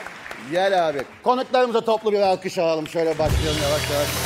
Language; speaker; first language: Turkish; native; Turkish